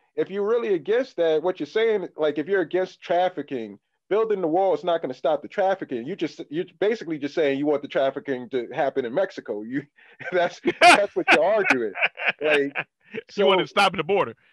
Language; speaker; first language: English; native; English